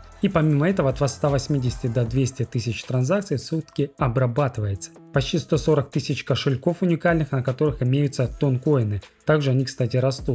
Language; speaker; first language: Russian; native; Russian